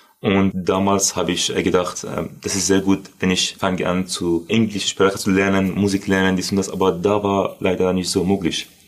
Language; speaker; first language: German; non-native, learner; Persian